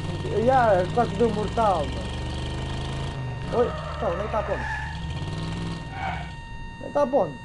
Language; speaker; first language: Portuguese; native; Portuguese